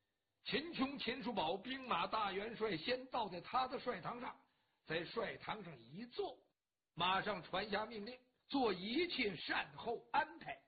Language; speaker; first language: Chinese; native; Chinese